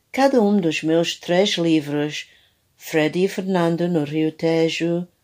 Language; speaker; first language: Portuguese; non-native, fluent; English